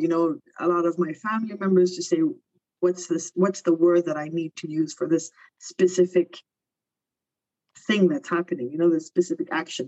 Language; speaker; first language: English; early bilingual, other home language; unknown